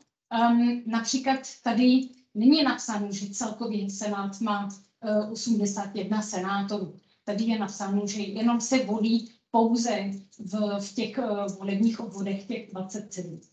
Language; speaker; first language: Czech; non-native, fluent; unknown